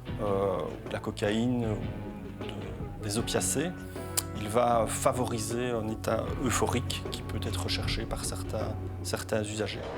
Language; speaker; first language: French; native; French